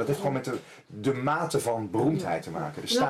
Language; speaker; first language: Dutch; native; Dutch